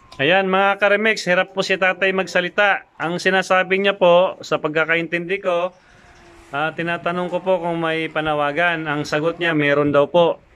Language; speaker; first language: Filipino; non-native, local second language; Cebuano